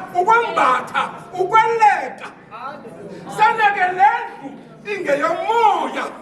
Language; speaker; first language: Zulu; non-native, local second language; Xhosa